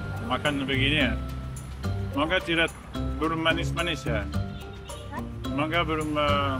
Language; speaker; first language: Indonesian; non-native, learner; French